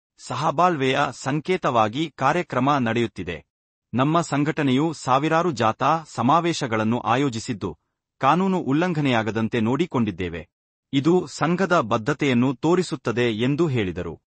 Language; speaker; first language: Kannada; native; Kannada